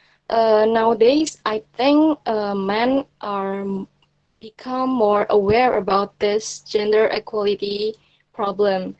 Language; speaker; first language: English; non-native, learner; Indonesian